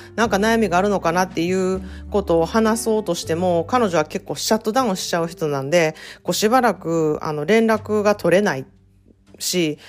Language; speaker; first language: Japanese; native; Japanese